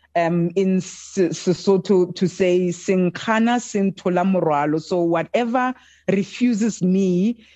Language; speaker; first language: English; non-native, local second language; Southern Sotho